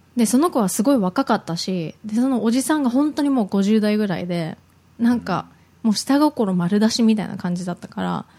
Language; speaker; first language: Japanese; early bilingual, heritage; Japanese